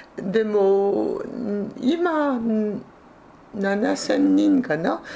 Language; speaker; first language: Japanese; non-native, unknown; French